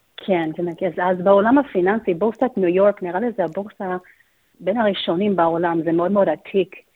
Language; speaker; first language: Hebrew; non-native, fluent; English